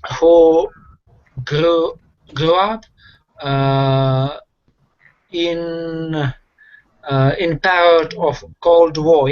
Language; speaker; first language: English; non-native, learner; Russian